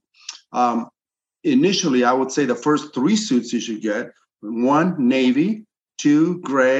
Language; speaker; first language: English; native; English